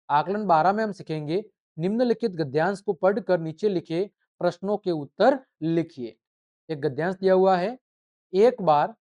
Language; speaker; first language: Hindi; native; Hindi